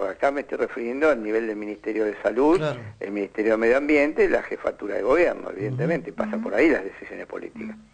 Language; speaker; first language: Spanish; native; Spanish